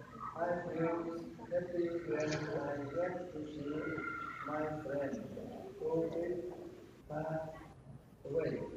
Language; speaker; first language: English; non-native, learner; Vietnamese